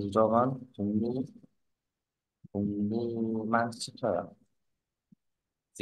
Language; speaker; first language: Korean; non-native, fluent; Vietnamese